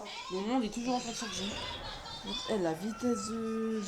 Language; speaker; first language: French; native; French